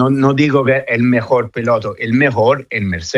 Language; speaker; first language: Spanish; non-native, fluent; Italian